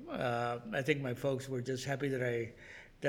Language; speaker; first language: English; native; English